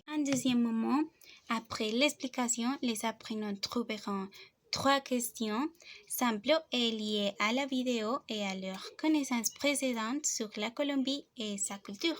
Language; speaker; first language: French; non-native, fluent; Spanish